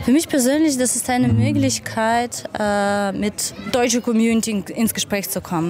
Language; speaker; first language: German; non-native, fluent; Ukrainian